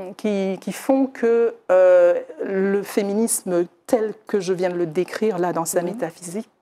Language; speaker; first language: French; native; French